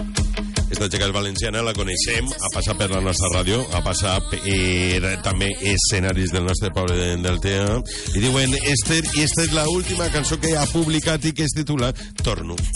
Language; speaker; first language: Catalan; native; Catalan